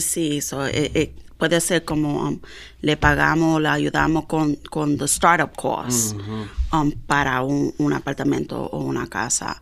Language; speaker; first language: Spanish; early bilingual, heritage; Spanish